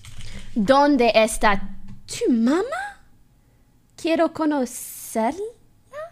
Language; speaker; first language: Spanish; non-native, learner; French